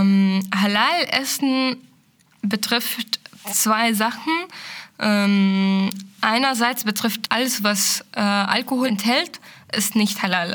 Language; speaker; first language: German; non-native, fluent; Arabic